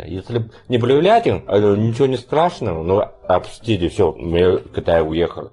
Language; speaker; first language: Russian; non-native, learner; Chinese